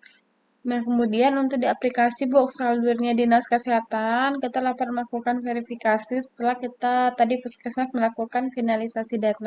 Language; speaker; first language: Indonesian; native; Indonesian